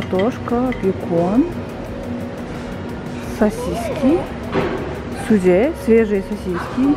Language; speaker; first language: Russian; non-native, local second language; Kazakh